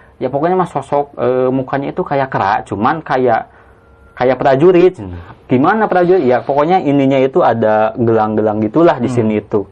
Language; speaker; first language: Indonesian; non-native, local second language; Sundanese